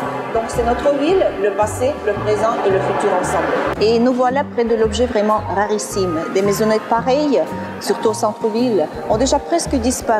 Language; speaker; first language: French; non-native, fluent; Russian